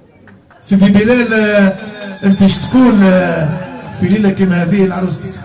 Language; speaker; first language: Arabic; native; Arabic